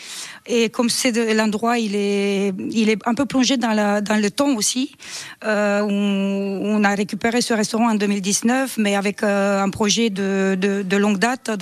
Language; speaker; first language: French; non-native, fluent; Romanian